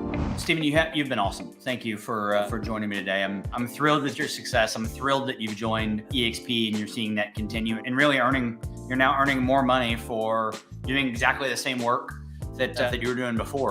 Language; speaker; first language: English; native; English